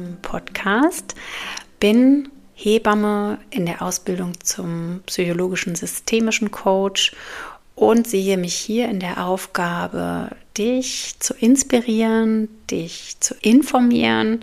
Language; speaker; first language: German; native; German